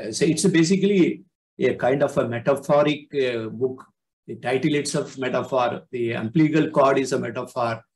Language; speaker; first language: English; non-native, local second language; Tamil